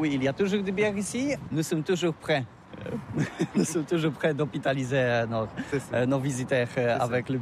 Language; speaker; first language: French; non-native, learner; Polish